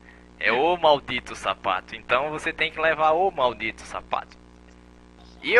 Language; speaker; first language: Portuguese; native; Portuguese